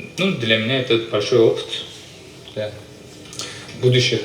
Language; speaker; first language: Russian; non-native, local second language; Uzbek